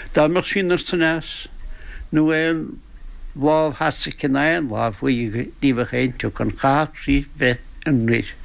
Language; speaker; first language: Irish; native; Irish